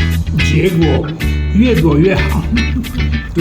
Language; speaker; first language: Chinese; non-native, fluent; Italian